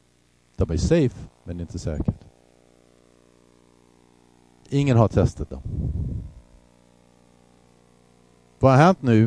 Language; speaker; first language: Swedish; non-native, fluent; English